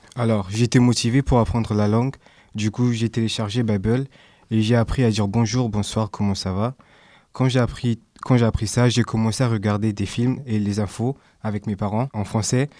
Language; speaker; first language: French; early bilingual, other home language; English